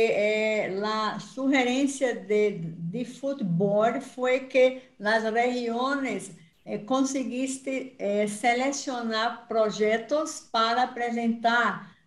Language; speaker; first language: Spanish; non-native, learner; Portuguese